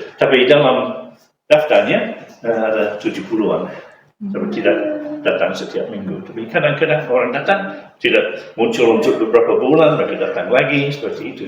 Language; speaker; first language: Indonesian; non-native, fluent; English